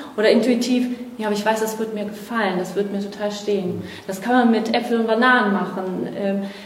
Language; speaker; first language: German; non-native, fluent; Portuguese